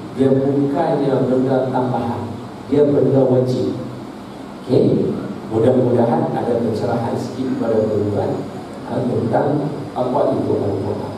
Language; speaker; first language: Malay; native; Malay